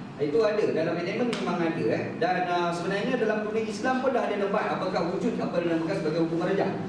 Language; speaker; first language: Malay; native; Malay